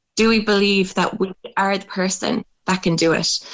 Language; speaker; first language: English; native; English